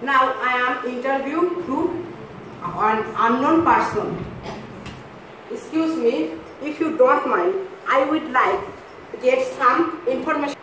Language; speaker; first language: English; non-native, learner; Bangla